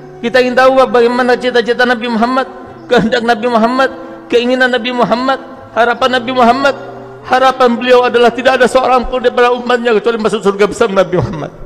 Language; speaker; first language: Indonesian; native; Indonesian